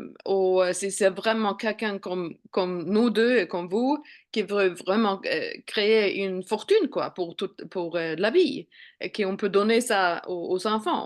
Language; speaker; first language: French; non-native, fluent; Swedish